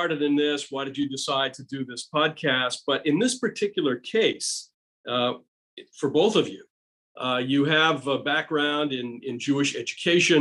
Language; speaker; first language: English; native; English